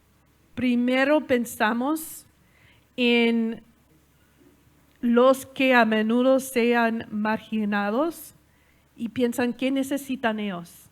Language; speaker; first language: Spanish; non-native, learner; English